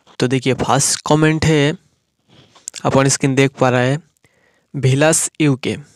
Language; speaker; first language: Hindi; non-native, local second language; Bangla